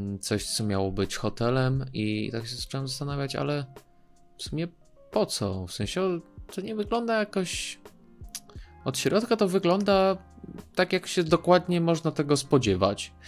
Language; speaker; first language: Polish; native; Polish